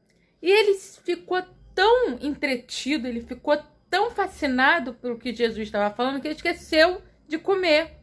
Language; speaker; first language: Portuguese; native; Portuguese